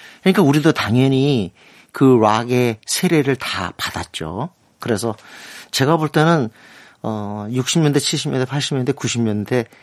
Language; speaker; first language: Korean; native; Korean